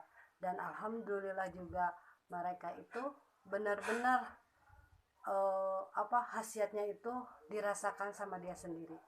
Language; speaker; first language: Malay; non-native, local second language; Sundanese